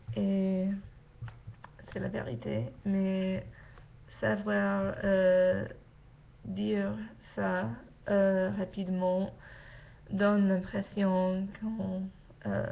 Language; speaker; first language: French; non-native, learner; English